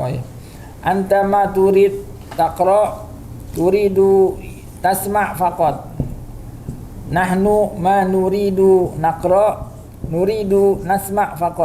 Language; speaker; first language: Arabic; non-native, learner; Indonesian